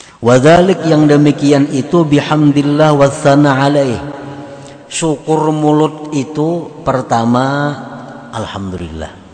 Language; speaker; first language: Indonesian; non-native, local second language; Banjar